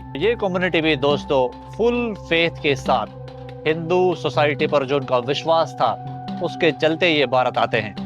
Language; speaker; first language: Hindi; native; Hindi